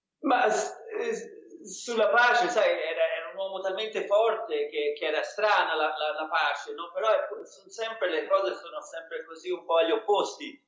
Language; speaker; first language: Italian; early bilingual, heritage; Italian